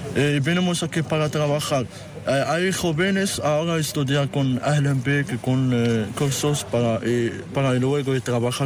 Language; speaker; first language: Spanish; non-native, learner; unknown